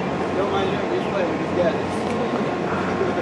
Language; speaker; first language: English; native; English